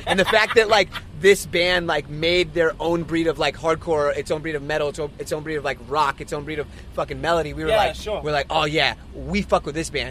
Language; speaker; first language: English; native; English